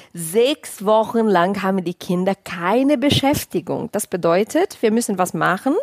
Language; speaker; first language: German; non-native, fluent; Portuguese